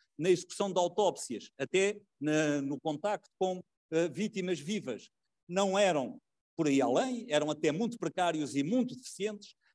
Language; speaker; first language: Portuguese; native; Portuguese